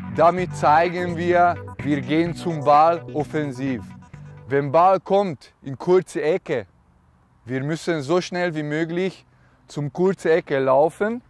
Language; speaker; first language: German; non-native, learner; Hungarian